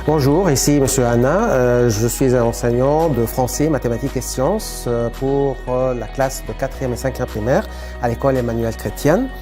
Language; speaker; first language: French; non-native, fluent; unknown